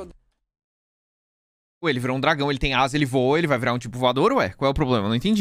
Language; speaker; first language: Portuguese; native; Portuguese